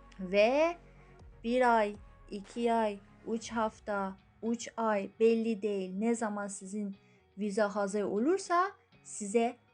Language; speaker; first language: Turkish; non-native, fluent; Persian